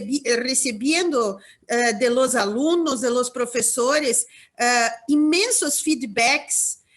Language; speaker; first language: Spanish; non-native, learner; Portuguese